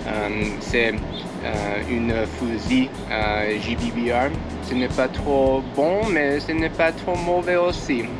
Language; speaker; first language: French; non-native, learner; English